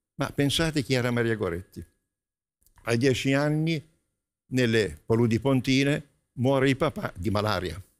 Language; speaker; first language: Italian; native; Italian